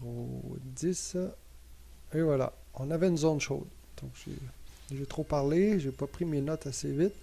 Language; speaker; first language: French; native; French